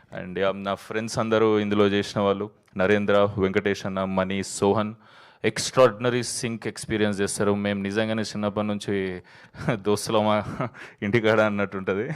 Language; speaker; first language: Telugu; native; Telugu